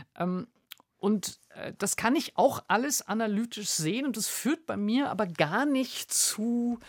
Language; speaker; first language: German; native; German